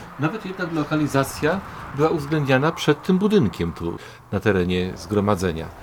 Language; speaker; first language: Polish; native; Polish